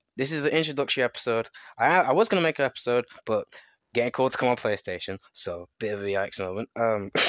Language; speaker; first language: English; native; English